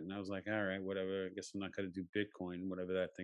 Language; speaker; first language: English; native; English